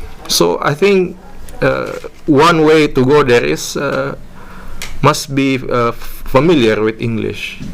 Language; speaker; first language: English; non-native, learner; Indonesian